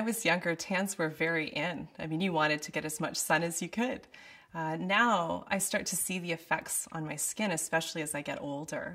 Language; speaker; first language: English; native; English